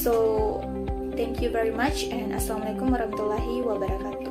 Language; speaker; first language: English; non-native, learner; Indonesian